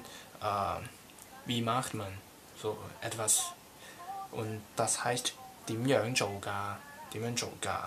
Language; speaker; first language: German; non-native, learner; Cantonese